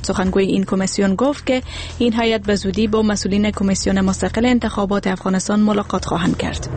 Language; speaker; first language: Persian; native; Persian